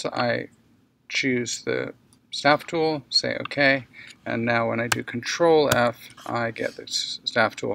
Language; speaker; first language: English; native; English